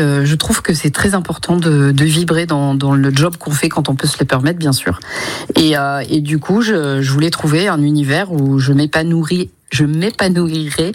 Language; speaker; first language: French; native; French